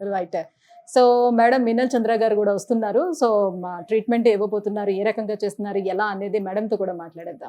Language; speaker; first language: Telugu; native; Telugu